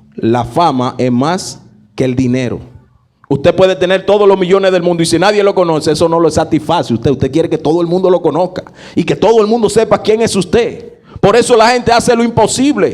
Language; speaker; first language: Spanish; native; Spanish